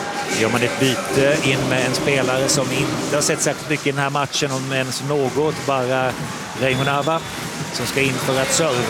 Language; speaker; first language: Swedish; native; Swedish